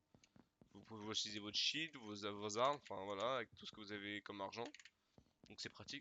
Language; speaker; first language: French; native; French